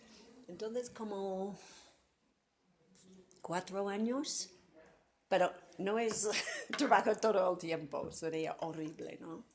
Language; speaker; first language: Spanish; non-native, fluent; English